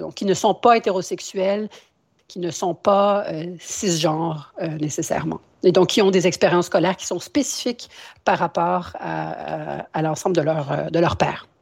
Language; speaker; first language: French; native; French